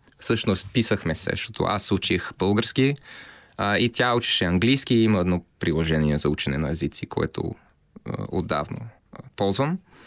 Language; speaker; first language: Bulgarian; non-native, fluent; English